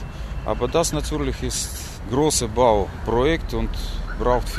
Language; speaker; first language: German; non-native, learner; Russian